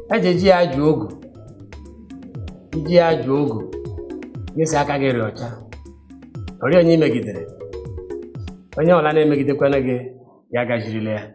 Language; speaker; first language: Igbo; native; Igbo